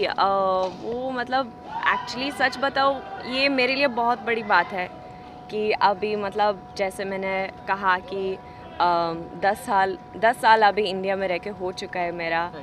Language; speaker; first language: Hindi; non-native, fluent; Swedish